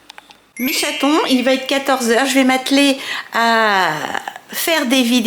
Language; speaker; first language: French; native; French